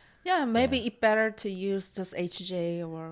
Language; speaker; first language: English; non-native, learner; Korean